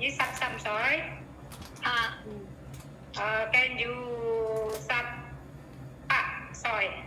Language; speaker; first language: Cantonese; non-native, learner; Indonesian